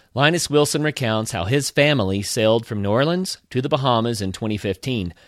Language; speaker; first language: English; native; English